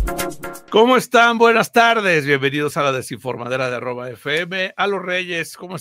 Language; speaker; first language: Spanish; native; Spanish